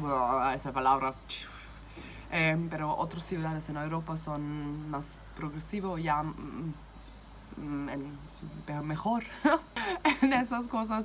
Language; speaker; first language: Spanish; non-native, fluent; German